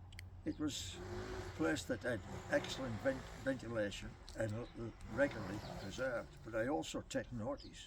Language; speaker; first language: English; native; English